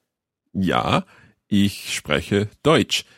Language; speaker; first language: German; non-native, learner; English